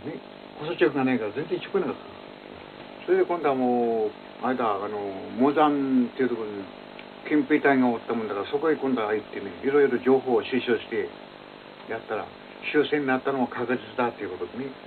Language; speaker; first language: Japanese; native; Japanese